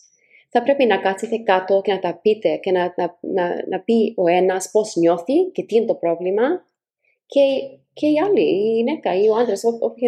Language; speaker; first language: Greek; early bilingual, heritage; Greek